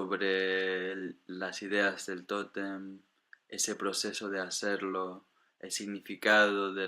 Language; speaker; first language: Spanish; non-native, fluent; English